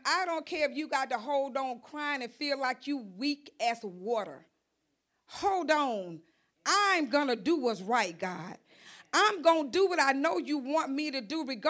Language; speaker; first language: English; native; English